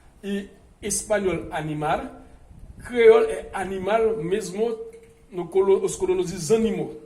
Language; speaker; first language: Portuguese; non-native, fluent; Haitian Creole